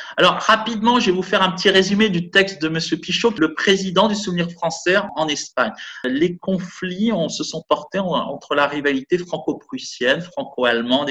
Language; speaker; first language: French; native; French